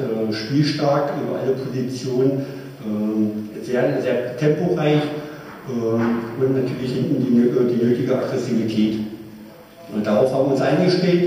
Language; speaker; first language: German; native; German